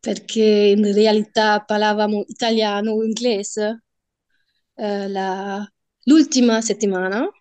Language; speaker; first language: Italian; non-native, learner; German